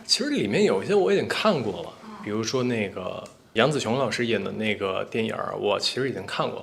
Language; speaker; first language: Chinese; native; Chinese